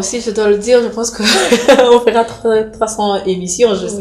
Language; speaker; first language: French; non-native, local second language; Lingala